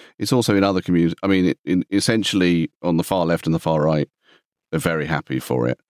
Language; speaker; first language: English; native; English